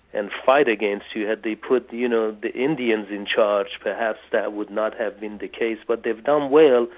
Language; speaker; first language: English; native; English